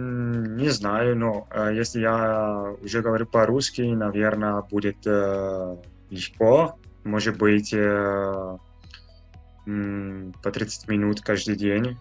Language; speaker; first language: Russian; non-native, fluent; Italian